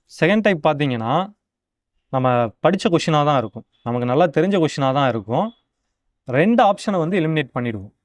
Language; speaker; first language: Tamil; native; Tamil